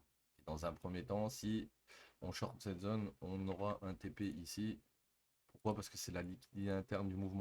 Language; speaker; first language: French; native; French